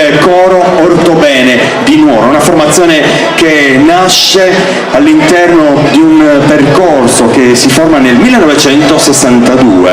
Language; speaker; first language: Italian; native; Italian